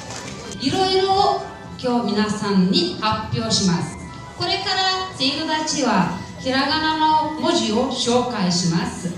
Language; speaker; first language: Japanese; non-native, fluent; Mongolian